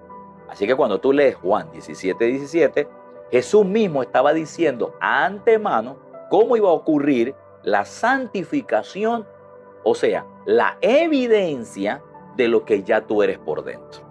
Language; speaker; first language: Spanish; native; Spanish